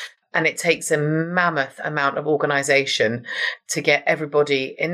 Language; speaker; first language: English; native; English